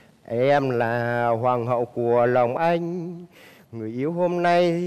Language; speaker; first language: Vietnamese; native; Vietnamese